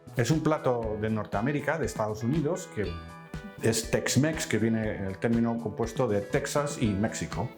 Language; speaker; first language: Spanish; non-native, fluent; Dutch